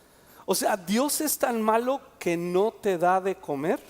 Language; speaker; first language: Spanish; native; Spanish